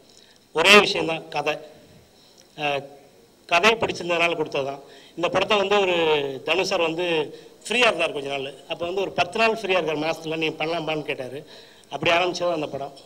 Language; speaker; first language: Tamil; native; Tamil